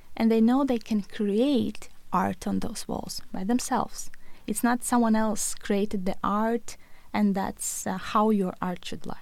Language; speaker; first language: English; non-native, fluent; Latvian